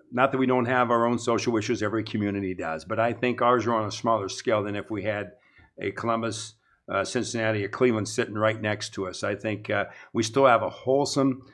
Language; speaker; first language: English; native; English